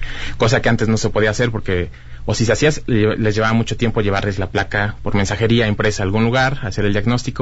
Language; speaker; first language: Spanish; native; Spanish